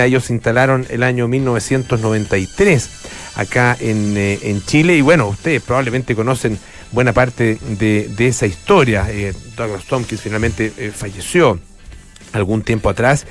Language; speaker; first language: Spanish; native; Spanish